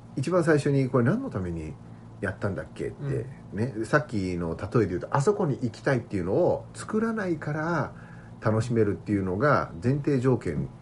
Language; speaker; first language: Japanese; native; Japanese